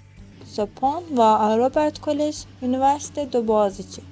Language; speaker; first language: French; non-native, learner; Turkish